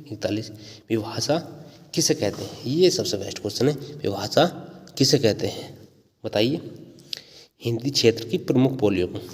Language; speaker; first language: Hindi; native; Hindi